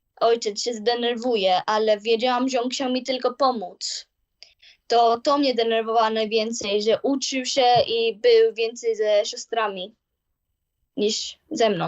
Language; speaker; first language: Polish; early bilingual, heritage; Polish